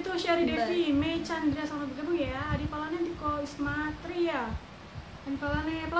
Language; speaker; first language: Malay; non-native, local second language; Javanese